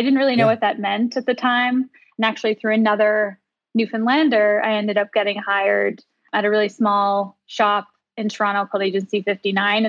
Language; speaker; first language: English; native; English